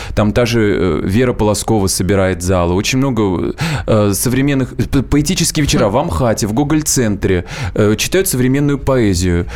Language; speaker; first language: Russian; native; Russian